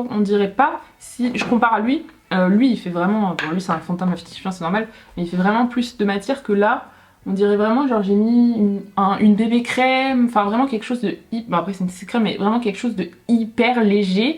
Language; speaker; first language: French; native; French